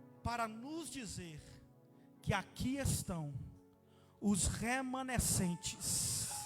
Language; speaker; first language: Portuguese; native; Portuguese